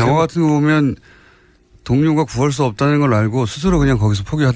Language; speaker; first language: Korean; native; Korean